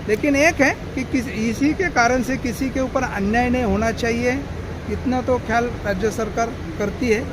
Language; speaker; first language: Hindi; non-native, local second language; Marathi